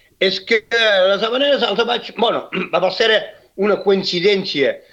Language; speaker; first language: Catalan; non-native, local second language; French